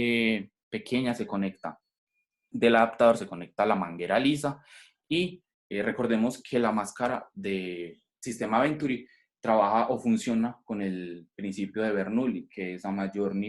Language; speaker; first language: Spanish; native; Spanish